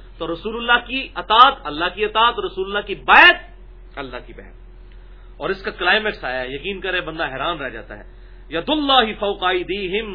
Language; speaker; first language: Urdu; non-native, local second language; Punjabi